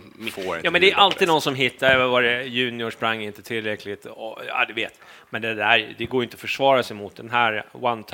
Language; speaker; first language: Swedish; native; Swedish